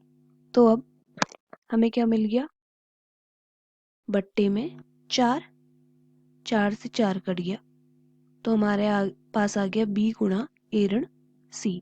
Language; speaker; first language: Hindi; native; Hindi